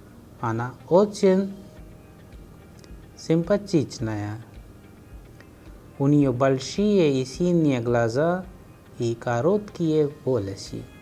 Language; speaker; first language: Russian; non-native, fluent; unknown